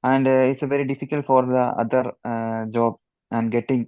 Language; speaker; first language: English; non-native, learner; Malayalam